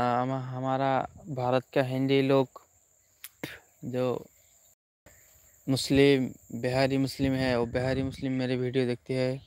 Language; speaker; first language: Hindi; non-native, local second language; Bangla